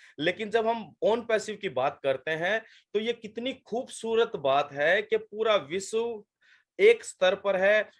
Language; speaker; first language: Hindi; native; Hindi